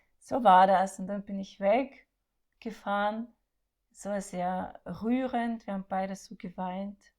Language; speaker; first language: German; non-native, fluent; Russian